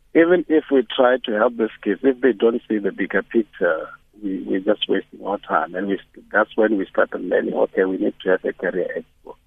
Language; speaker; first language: English; non-native, local second language; Northern Sotho